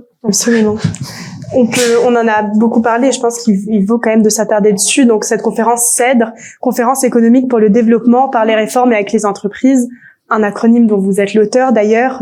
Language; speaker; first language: French; native; French